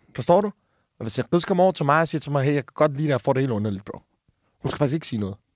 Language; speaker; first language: Danish; early bilingual, other home language; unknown